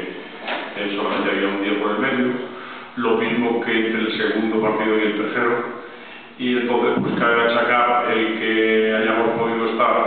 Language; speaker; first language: Spanish; native; Spanish